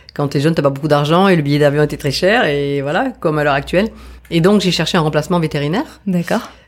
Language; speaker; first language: French; native; French